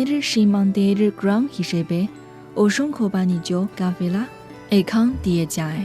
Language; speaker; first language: Bangla; non-native, fluent; Chinese